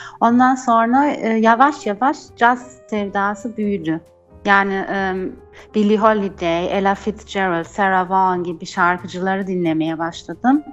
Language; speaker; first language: Turkish; early bilingual, heritage; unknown